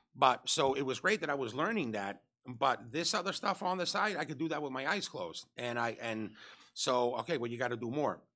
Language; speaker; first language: English; early bilingual, other home language; Spanish